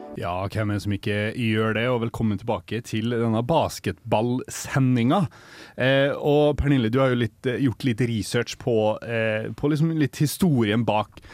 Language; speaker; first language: Norwegian; native; Norwegian